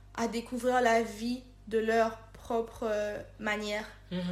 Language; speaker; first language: French; non-native, local second language; Lingala